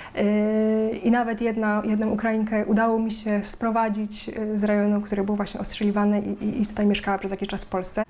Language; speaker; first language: Polish; native; Polish